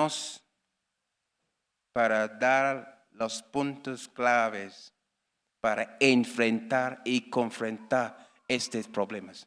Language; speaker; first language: Spanish; non-native, learner; English